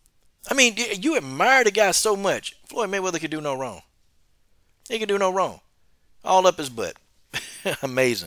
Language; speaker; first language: English; native; English